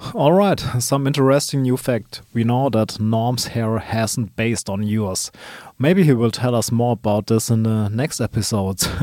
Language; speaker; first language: English; non-native, fluent; German